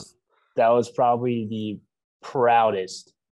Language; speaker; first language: English; native; English